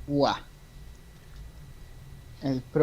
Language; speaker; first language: Spanish; native; Spanish